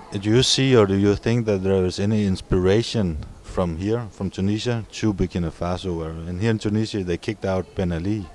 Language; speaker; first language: English; non-native, fluent; Danish